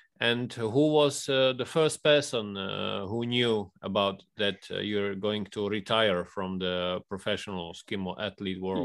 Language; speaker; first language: English; non-native, fluent; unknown